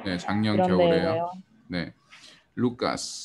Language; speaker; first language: Korean; early bilingual, heritage; Korean